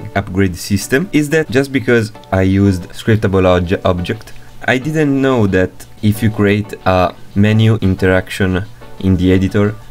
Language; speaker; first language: English; non-native, learner; Italian